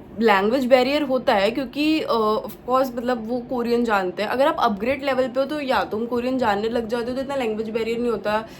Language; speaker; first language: Hindi; non-native, local second language; Punjabi